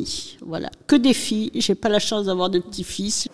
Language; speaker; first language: French; native; French